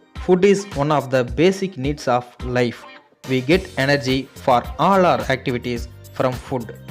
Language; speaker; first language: English; non-native, local second language; Tamil